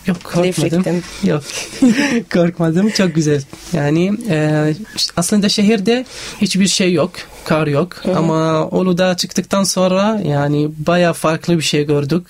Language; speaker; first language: Turkish; non-native, learner; Arabic